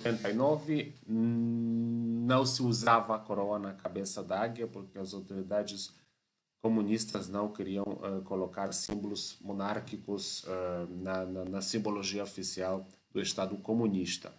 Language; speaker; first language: Portuguese; non-native, fluent; Polish